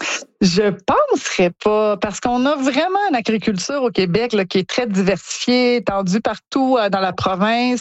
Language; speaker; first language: French; native; French